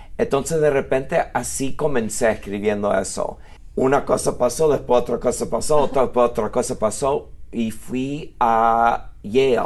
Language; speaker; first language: Spanish; early bilingual, heritage; Spanish